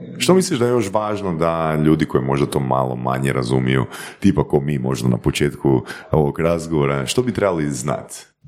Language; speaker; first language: Croatian; native; Croatian